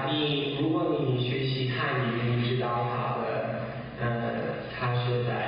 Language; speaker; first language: Chinese; non-native, learner; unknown